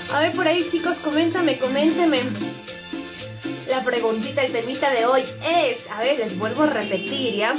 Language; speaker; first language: Spanish; native; Spanish